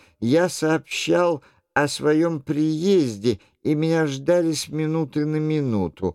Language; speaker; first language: Russian; native; Russian